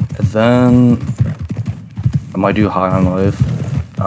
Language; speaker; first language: English; native; English